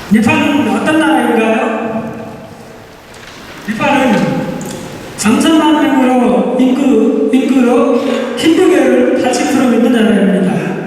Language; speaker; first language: Korean; non-native, learner; Nepali